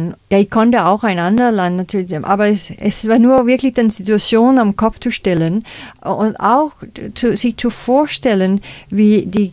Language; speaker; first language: German; non-native, fluent; Danish